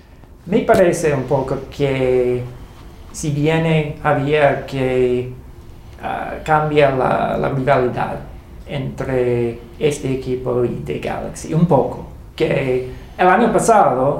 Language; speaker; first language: Spanish; non-native, learner; English